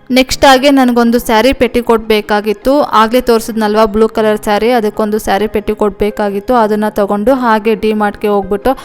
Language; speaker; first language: Kannada; non-native, local second language; Telugu